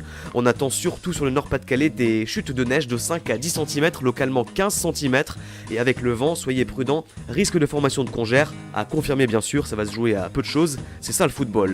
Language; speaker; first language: French; native; French